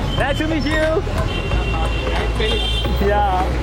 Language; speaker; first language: English; non-native, learner; Vietnamese